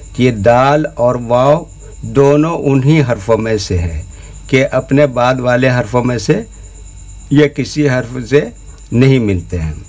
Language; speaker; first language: Hindi; native; Hindi